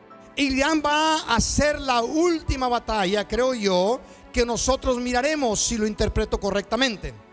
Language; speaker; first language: Spanish; native; Spanish